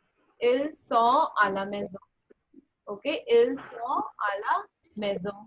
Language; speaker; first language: French; non-native, fluent; Hindi